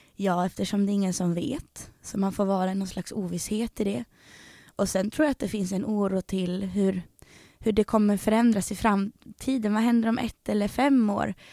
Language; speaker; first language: Swedish; native; Swedish